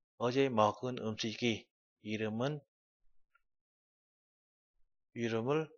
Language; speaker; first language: Korean; non-native, fluent; Vietnamese